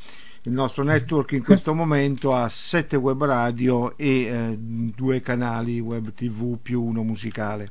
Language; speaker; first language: Italian; native; Italian